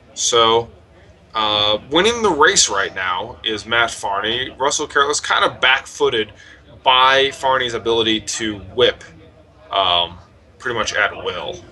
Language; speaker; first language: English; native; English